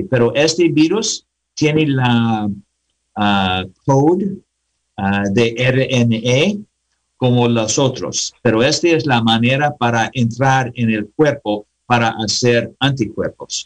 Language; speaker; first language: Spanish; non-native, learner; English